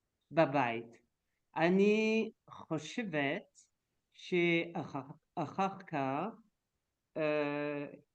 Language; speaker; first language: Hebrew; non-native, learner; French